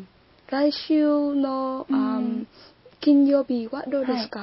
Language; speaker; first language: Japanese; non-native, learner; Vietnamese